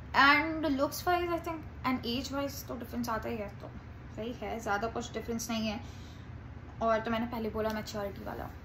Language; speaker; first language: Hindi; non-native, local second language; Gujarati